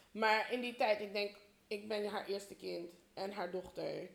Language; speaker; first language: Dutch; early bilingual, heritage; Dutch